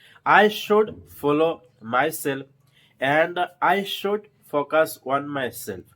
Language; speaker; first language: English; non-native, learner; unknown